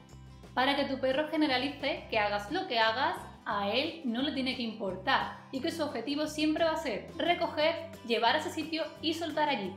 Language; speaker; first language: Spanish; native; Spanish